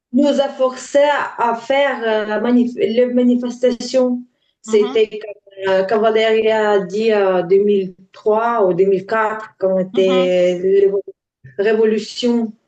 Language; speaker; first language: French; non-native, learner; Ukrainian